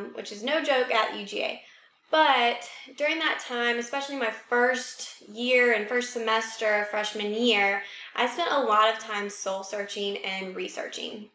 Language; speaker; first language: English; native; English